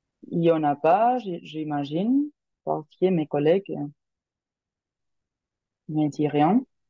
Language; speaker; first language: French; non-native, fluent; Spanish